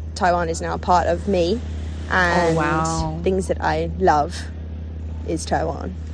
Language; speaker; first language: English; native; English